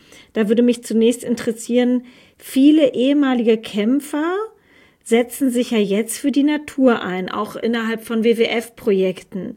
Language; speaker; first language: German; native; German